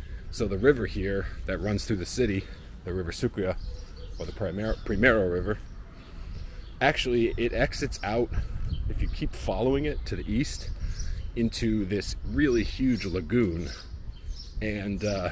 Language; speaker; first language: English; native; English